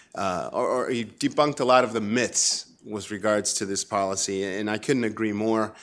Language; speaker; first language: English; non-native, fluent; Spanish